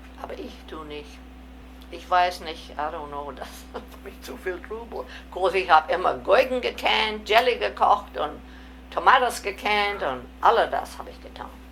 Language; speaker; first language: German; early bilingual, heritage; German